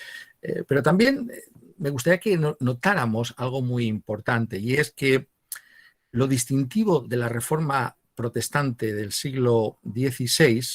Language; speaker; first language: Spanish; native; Spanish